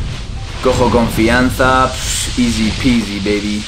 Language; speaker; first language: Spanish; native; Spanish